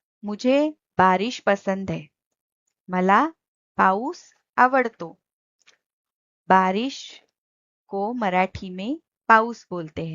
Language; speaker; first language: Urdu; non-native, local second language; Marathi